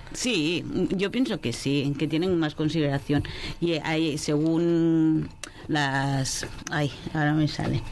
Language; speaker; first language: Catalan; non-native, local second language; Spanish